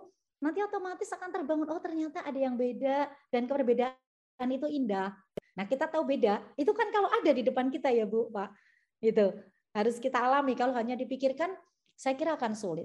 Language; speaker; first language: Indonesian; native; Indonesian